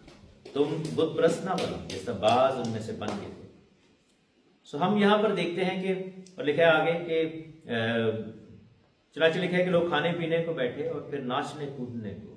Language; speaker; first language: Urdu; non-native, local second language; Punjabi